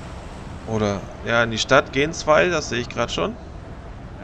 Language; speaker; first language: German; native; German